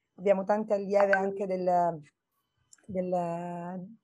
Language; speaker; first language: Italian; native; Italian